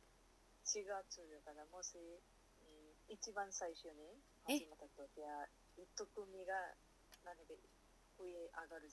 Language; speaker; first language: Japanese; non-native, learner; Nepali